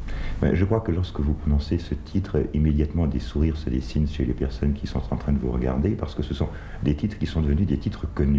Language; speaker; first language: French; native; French